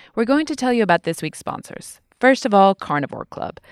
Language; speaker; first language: English; native; English